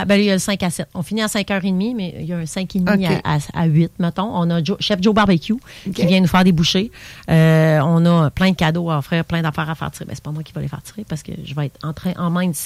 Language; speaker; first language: French; native; French